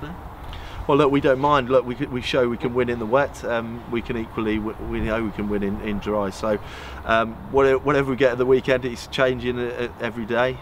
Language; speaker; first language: English; native; English